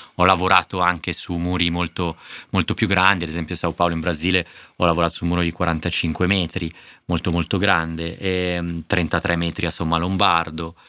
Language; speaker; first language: Italian; native; Italian